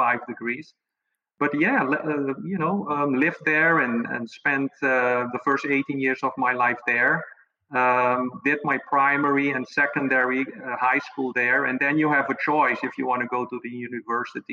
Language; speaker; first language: English; non-native, fluent; Papiamento